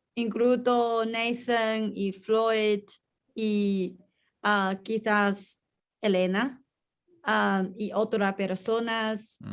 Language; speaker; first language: Spanish; non-native, learner; English